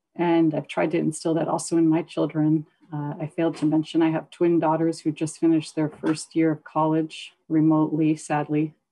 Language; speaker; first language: English; native; English